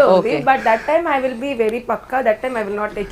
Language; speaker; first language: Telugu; non-native, learner; Malayalam